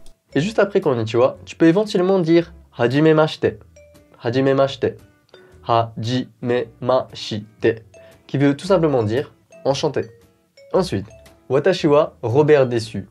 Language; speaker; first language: French; native; French